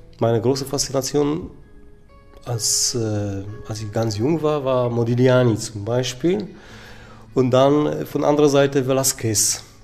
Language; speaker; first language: German; non-native, fluent; Polish